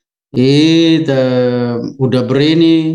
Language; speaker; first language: Russian; non-native, learner; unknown